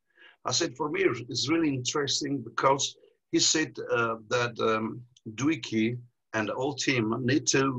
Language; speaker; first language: English; non-native, learner; Italian